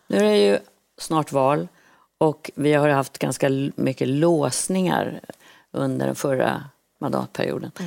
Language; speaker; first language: Swedish; native; Swedish